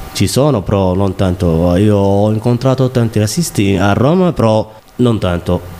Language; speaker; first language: Italian; non-native, learner; Somali